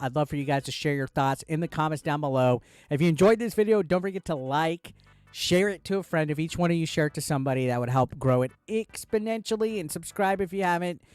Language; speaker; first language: English; native; English